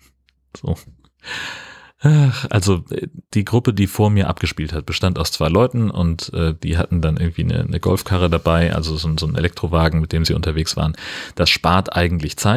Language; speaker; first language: German; native; German